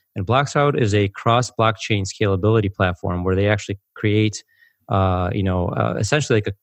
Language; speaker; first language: English; native; English